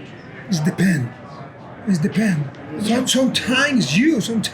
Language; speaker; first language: English; non-native, learner; Spanish